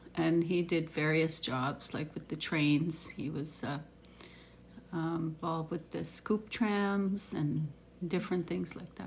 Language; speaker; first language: English; early bilingual, other home language; Italian